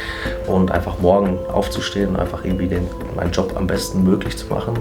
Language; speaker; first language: German; native; German